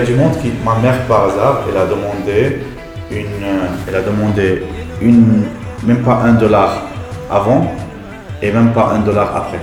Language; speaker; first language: French; non-native, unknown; Arabic